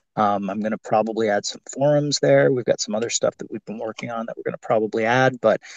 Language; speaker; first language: English; native; English